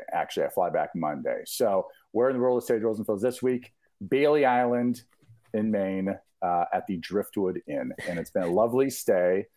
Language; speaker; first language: English; native; English